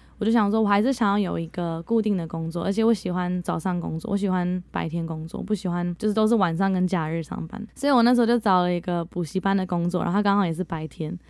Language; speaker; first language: Chinese; early bilingual, heritage; Chinese